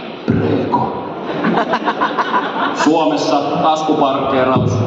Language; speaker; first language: Finnish; native; Finnish